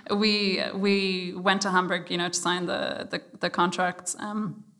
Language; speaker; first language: English; native; English